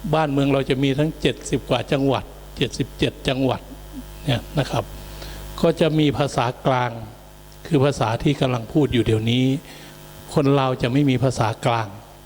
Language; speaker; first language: Thai; native; Thai